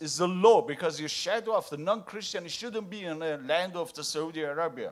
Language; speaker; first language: English; non-native, fluent; Persian